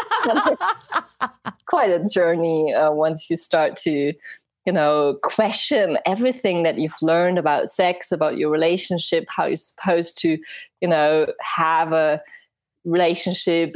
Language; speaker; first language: English; non-native, fluent; German